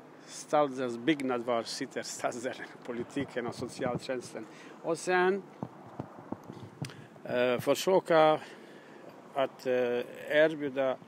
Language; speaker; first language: Swedish; non-native, learner; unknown